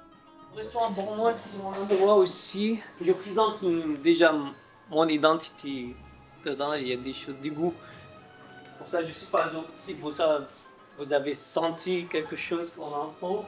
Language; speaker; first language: French; non-native, fluent; Arabic